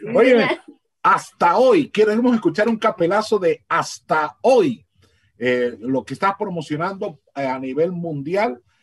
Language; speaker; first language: Spanish; native; Spanish